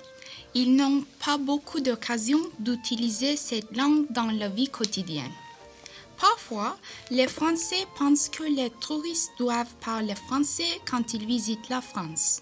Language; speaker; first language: French; non-native, learner; Turkish